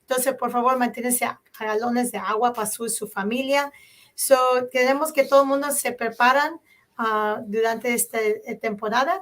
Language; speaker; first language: Spanish; early bilingual, heritage; Spanish